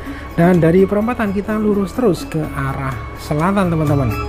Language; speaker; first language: Indonesian; native; Indonesian